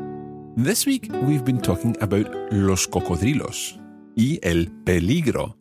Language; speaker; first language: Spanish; non-native, fluent; English